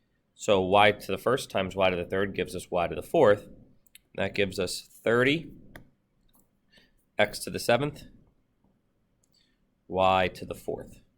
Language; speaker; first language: English; native; English